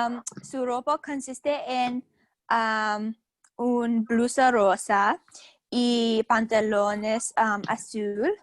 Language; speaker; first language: Spanish; non-native, learner; English